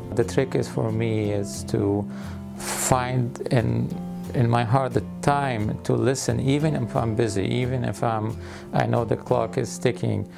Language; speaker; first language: English; non-native, fluent; Arabic